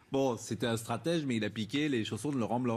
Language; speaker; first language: French; native; French